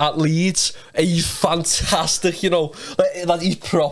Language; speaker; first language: English; native; English